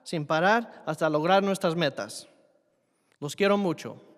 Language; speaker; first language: Spanish; early bilingual, heritage; Spanish